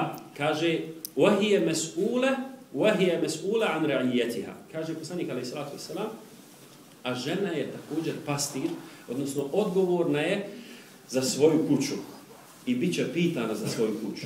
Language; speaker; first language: Serbian; native; Serbian